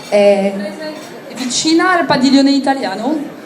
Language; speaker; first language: Italian; non-native, learner; French